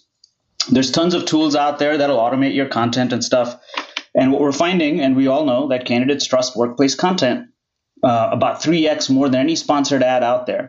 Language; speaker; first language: English; non-native, local second language; Gujarati